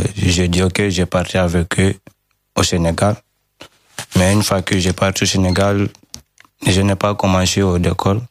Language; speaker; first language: French; non-native, learner; Fula